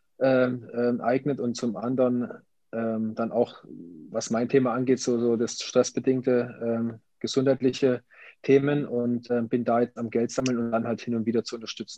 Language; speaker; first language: German; native; German